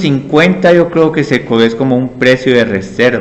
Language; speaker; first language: Spanish; native; Spanish